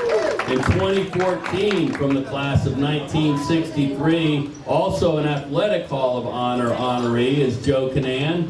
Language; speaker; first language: English; native; English